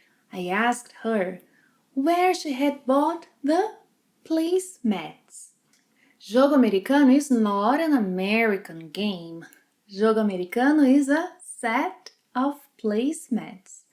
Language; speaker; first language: English; non-native, fluent; Portuguese